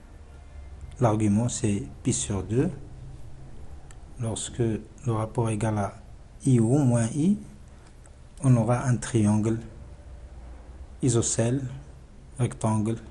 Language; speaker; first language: French; non-native, local second language; Arabic